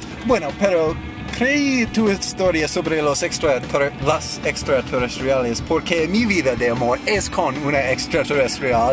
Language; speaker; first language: Spanish; non-native, learner; English